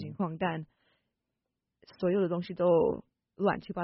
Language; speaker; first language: Chinese; non-native, fluent; English